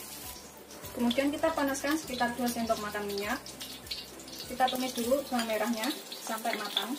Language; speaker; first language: Indonesian; native; Indonesian